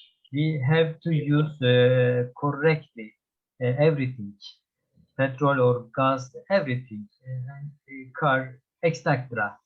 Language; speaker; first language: English; non-native, learner; Turkish